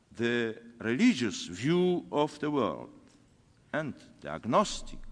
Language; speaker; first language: English; non-native, fluent; Polish